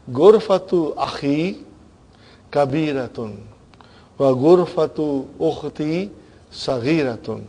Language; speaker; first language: Arabic; non-native, fluent; English